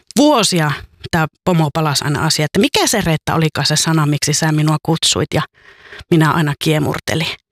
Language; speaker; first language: Finnish; native; Finnish